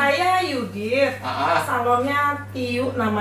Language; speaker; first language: Indonesian; native; Indonesian